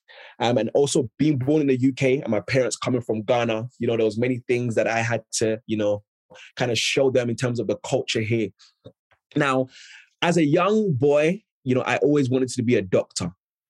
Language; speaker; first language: English; native; English